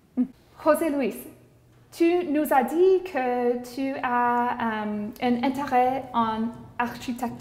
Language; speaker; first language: French; non-native, local second language; English